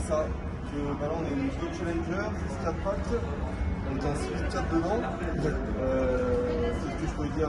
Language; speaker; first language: French; native; French